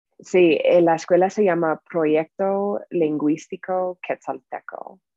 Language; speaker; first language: Spanish; non-native, fluent; English